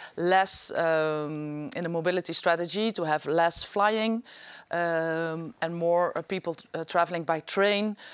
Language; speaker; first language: English; non-native, fluent; Dutch